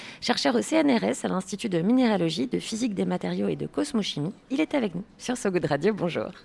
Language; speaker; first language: French; native; French